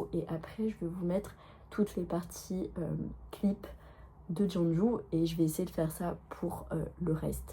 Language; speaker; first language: French; native; French